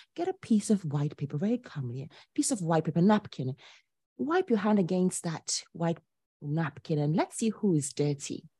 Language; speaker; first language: English; non-native, local second language; Akan